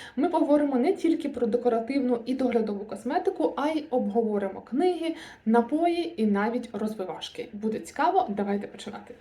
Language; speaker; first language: Ukrainian; non-native, local second language; Russian